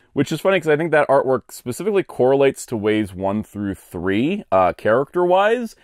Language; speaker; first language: English; native; English